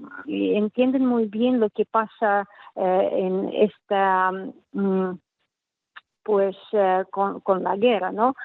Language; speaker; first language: Spanish; non-native, fluent; Russian